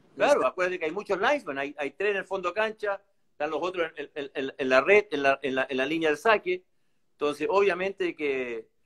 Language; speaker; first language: Spanish; native; Spanish